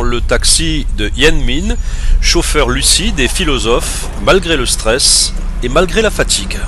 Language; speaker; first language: French; native; French